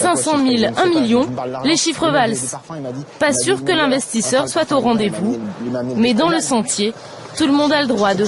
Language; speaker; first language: French; native; French